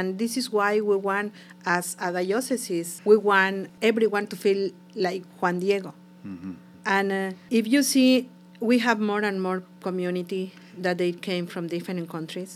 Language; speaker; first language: English; non-native, learner; Spanish